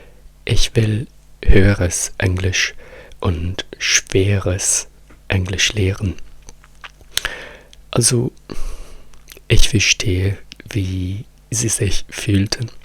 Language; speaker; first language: German; non-native, fluent; Italian